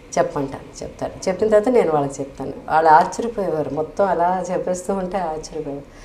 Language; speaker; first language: Telugu; native; Telugu